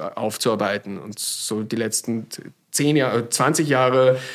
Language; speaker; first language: German; native; German